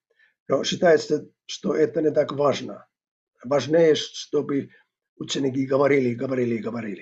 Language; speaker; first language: Russian; non-native, fluent; Finnish